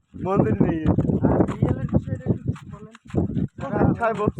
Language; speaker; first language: Hindi; non-native, learner; Bangla